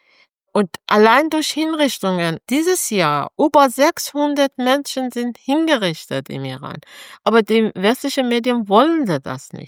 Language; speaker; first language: German; non-native, fluent; Persian